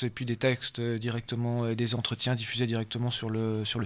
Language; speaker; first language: French; native; French